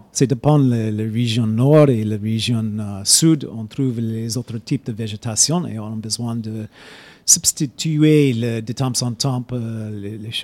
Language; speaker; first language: French; non-native, fluent; English